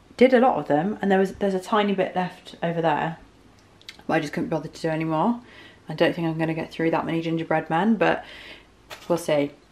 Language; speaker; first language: English; native; English